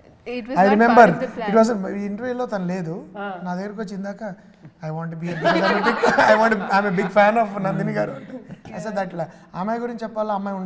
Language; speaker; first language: Telugu; native; Telugu